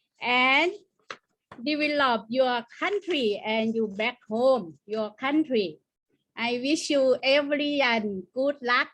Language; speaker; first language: English; non-native, learner; Thai